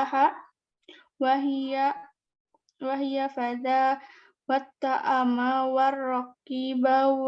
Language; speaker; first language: Arabic; non-native, learner; Indonesian